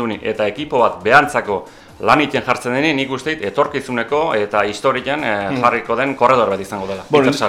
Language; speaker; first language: Basque; native; Basque